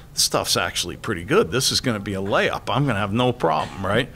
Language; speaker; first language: English; native; English